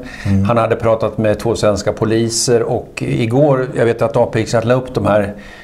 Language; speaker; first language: Swedish; native; Swedish